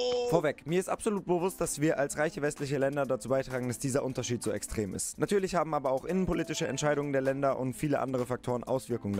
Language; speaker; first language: German; native; German